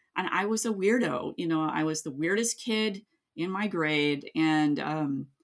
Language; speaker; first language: English; native; English